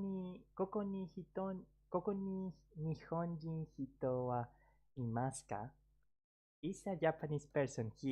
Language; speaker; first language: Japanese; non-native, learner; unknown